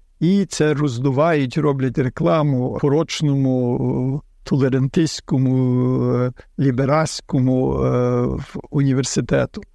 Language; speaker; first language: Ukrainian; early bilingual, heritage; Ukrainian